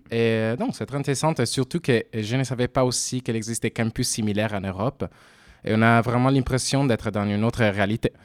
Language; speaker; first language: French; non-native, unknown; Italian